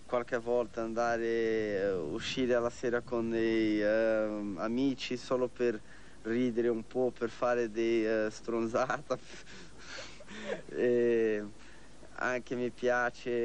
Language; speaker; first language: Italian; non-native, learner; Portuguese